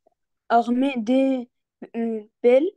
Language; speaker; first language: French; non-native, learner; Arabic